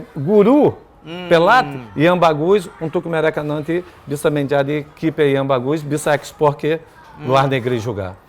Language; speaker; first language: Indonesian; non-native, fluent; Portuguese